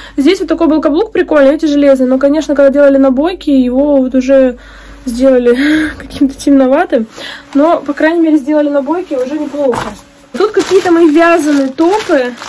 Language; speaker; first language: Russian; native; Russian